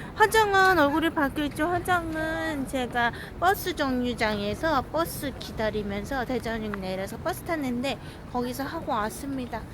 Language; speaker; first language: Korean; native; Korean